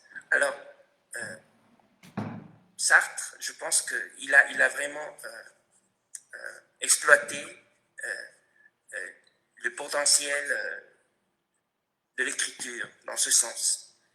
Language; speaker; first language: French; non-native, fluent; Spanish